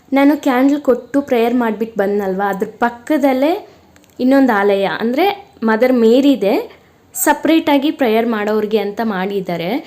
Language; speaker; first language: Kannada; native; Kannada